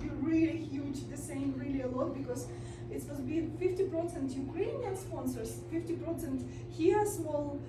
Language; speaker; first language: English; non-native, learner; Russian